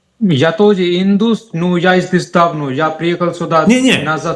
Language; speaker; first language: Russian; non-native, learner; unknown